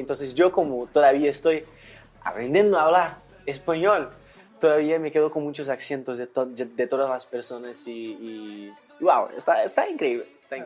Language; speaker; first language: Spanish; non-native, learner; Portuguese